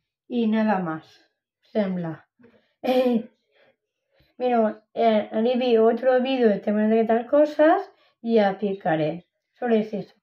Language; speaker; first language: Spanish; non-native, local second language; Catalan